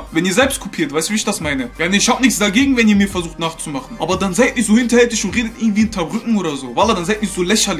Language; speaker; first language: German; native; German